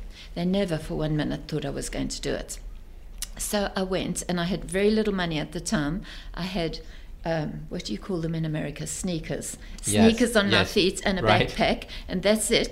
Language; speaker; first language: English; native; English